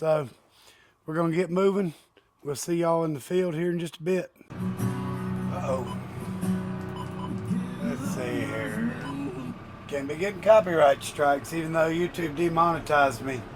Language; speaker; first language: English; native; English